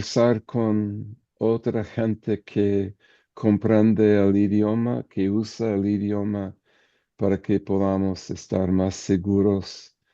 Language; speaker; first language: Spanish; non-native, fluent; English